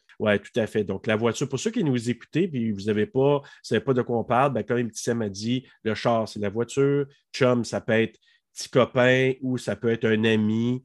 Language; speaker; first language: French; native; French